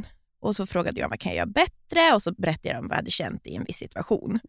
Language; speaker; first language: Swedish; native; Swedish